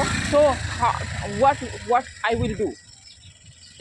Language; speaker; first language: English; non-native, learner; Hindi